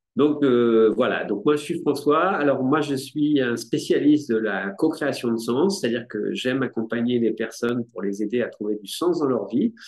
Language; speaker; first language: French; native; French